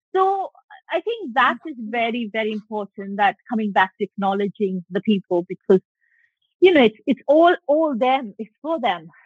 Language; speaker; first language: English; non-native, local second language; Punjabi